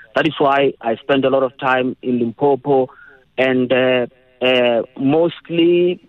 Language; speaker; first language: English; non-native, local second language; Northern Sotho